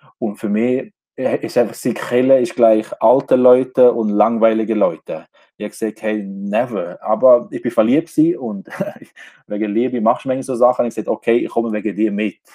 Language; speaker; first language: German; non-native, fluent; Albanian